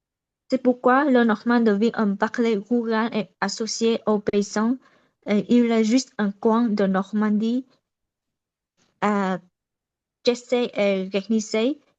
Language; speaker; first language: French; non-native, learner; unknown